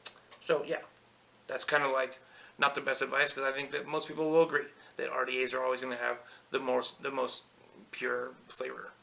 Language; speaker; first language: English; native; English